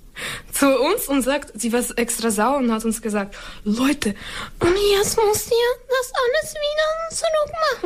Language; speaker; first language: German; non-native, learner; Ukrainian